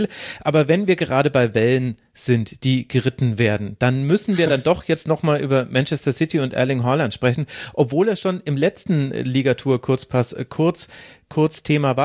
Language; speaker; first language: German; native; German